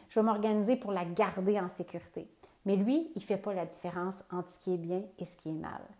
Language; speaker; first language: French; native; French